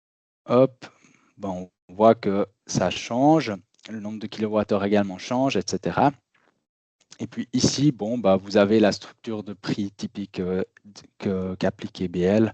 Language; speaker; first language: French; native; French